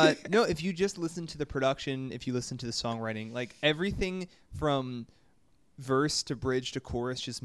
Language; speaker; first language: English; native; English